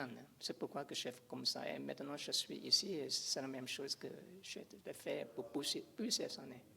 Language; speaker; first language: French; non-native, learner; English